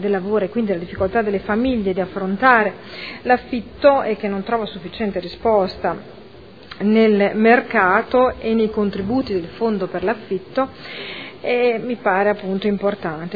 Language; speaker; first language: Italian; native; Italian